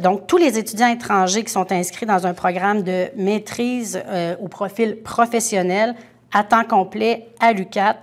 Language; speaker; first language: French; native; French